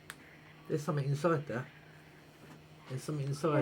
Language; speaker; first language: English; native; English